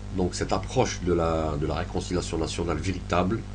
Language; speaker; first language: French; non-native, local second language; Arabic